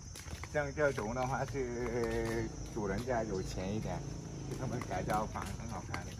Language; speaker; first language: Chinese; non-native, fluent; Vietnamese